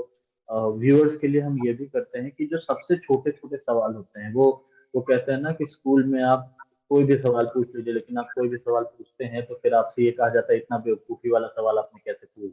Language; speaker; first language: Hindi; native; Hindi